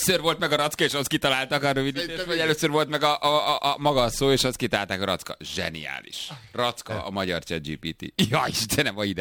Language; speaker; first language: Hungarian; native; Hungarian